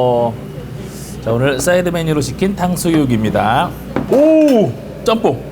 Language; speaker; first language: Korean; native; Korean